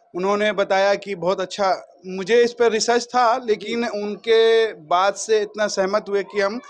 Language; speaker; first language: Hindi; native; Hindi